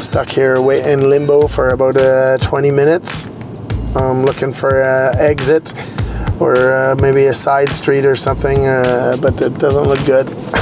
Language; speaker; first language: English; native; English